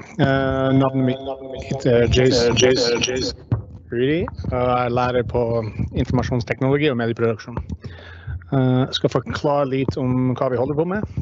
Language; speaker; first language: Norwegian; non-native, fluent; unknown